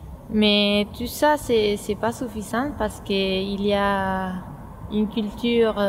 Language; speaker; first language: French; non-native, fluent; Spanish